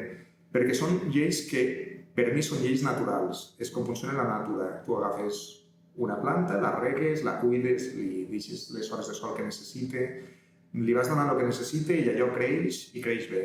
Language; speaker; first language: Catalan; native; Catalan